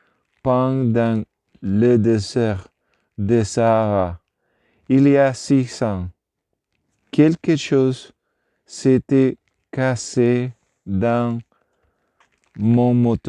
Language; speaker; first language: French; non-native, learner; Spanish